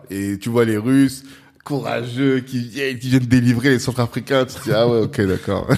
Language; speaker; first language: French; non-native, local second language; Sango